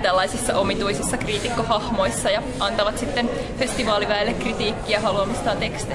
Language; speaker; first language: Finnish; native; Finnish